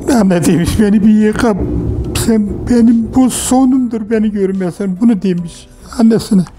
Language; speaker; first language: Turkish; native; Turkish